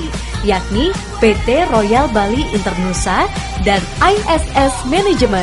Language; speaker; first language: Indonesian; native; Indonesian